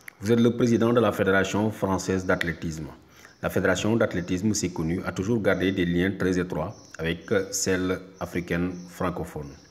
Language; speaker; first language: French; non-native, local second language; Wolof